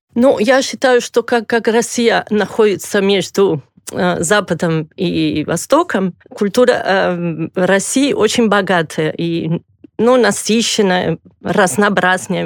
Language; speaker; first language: Russian; non-native, fluent; Catalan